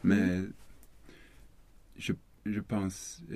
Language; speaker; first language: French; non-native, learner; Swedish